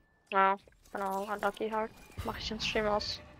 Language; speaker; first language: German; native; German